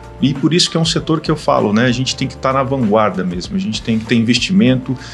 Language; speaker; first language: Portuguese; native; Portuguese